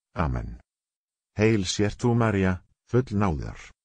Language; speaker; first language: Icelandic; non-native, learner; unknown